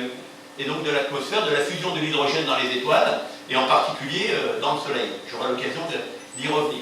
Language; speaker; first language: French; native; French